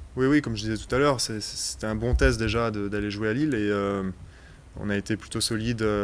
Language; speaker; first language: French; native; French